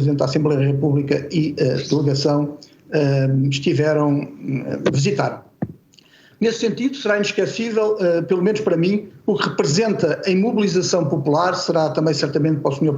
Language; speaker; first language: Portuguese; native; Portuguese